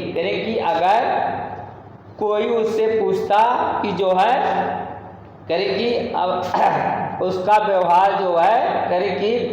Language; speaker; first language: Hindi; native; Hindi